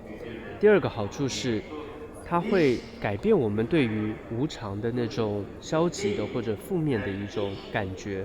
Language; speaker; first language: Chinese; native; Chinese